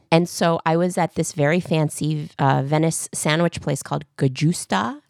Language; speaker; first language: English; early bilingual, other home language; Korean